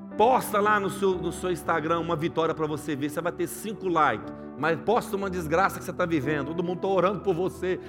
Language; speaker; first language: Portuguese; native; Portuguese